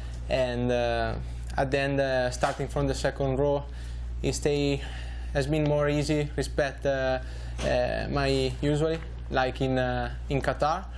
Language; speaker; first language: English; non-native, learner; Italian